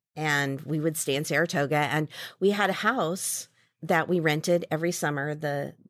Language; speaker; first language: English; native; English